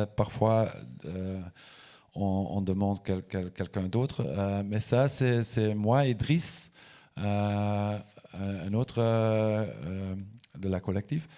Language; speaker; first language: French; non-native, local second language; Dutch